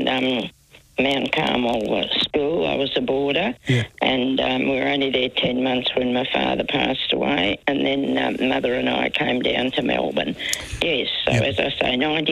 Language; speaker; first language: English; native; English